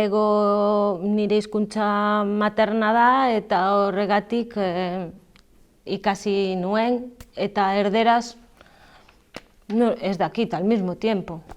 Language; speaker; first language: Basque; non-native, learner; Galician